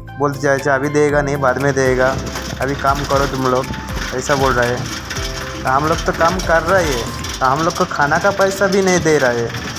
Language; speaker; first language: Hindi; non-native, local second language; Bangla